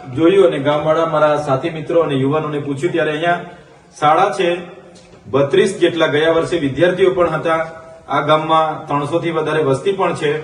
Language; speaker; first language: Gujarati; non-native, local second language; Bhili